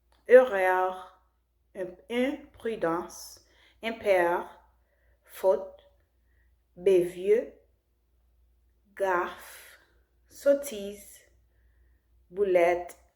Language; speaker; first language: French; non-native, learner; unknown